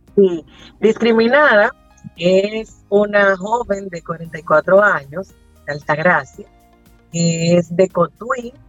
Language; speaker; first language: Spanish; native; Spanish